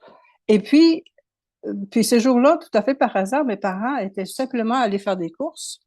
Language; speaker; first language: French; native; French